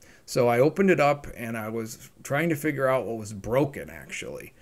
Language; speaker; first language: English; native; English